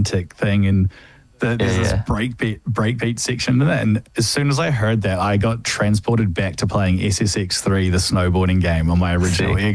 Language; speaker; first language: English; native; English